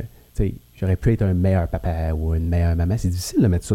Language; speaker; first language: French; native; French